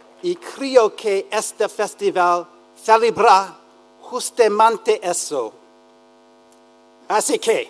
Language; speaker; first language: Spanish; non-native, learner; English